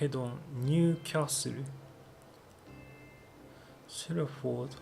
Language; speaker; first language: English; non-native, learner; Japanese